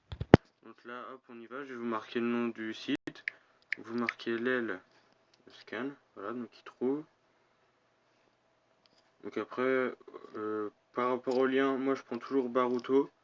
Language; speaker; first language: French; native; French